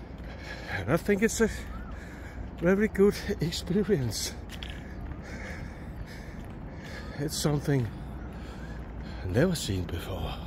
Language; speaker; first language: English; non-native, learner; Danish